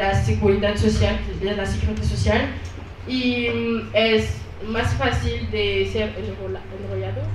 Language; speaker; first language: Spanish; non-native, learner; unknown